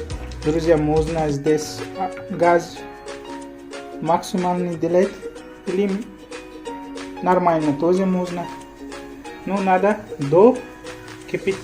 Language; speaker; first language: Russian; non-native, learner; Hindi